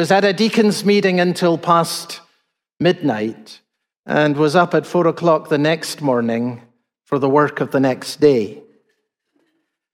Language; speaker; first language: English; native; English